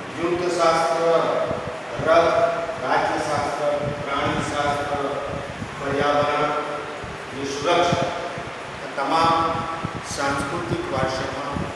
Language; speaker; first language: Gujarati; native; Gujarati